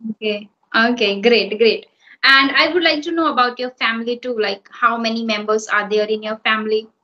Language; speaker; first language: English; non-native, fluent; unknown